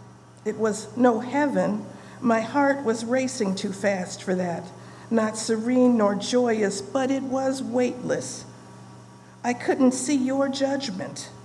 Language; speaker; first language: English; native; English